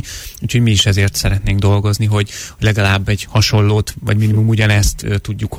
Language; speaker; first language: Hungarian; native; Hungarian